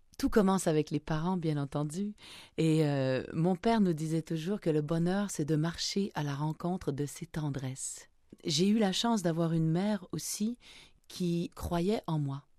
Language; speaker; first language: French; native; French